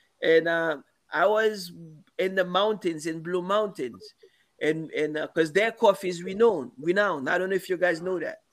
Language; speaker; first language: English; non-native, fluent; Haitian Creole